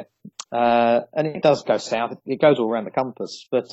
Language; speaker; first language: English; native; English